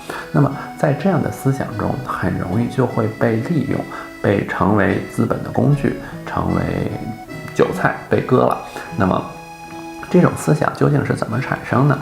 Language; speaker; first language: Chinese; native; Chinese